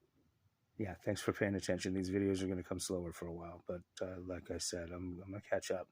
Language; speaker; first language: English; native; English